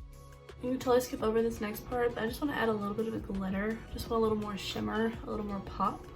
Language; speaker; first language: English; native; English